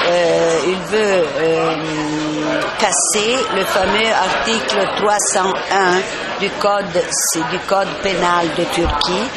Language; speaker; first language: French; non-native, fluent; Italian